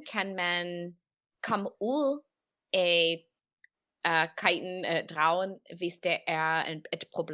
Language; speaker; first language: Danish; non-native, learner; English